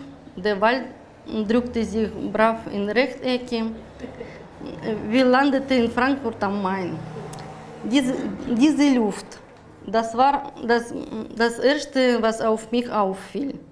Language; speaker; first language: German; non-native, fluent; Russian